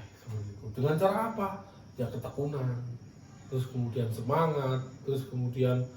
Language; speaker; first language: Indonesian; native; Indonesian